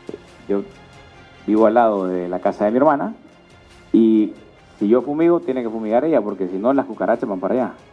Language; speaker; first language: Spanish; native; Spanish